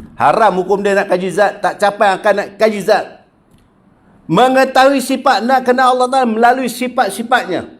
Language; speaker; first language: Malay; native; Malay